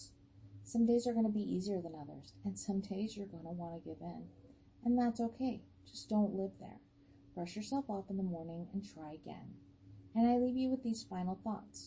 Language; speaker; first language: English; native; English